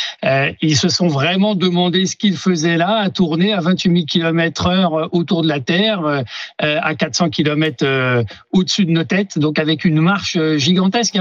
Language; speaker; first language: French; native; French